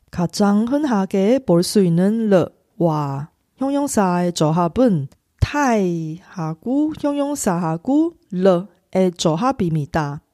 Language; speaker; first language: Korean; non-native, local second language; Chinese